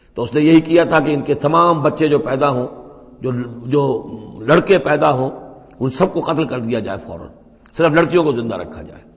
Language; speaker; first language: Urdu; native; Urdu